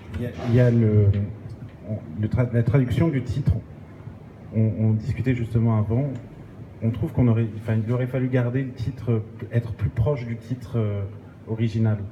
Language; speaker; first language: French; native; French